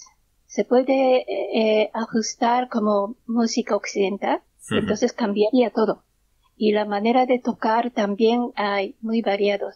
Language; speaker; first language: Spanish; non-native, learner; Japanese